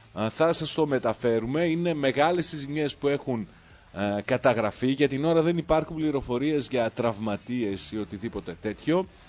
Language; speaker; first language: Greek; native; Greek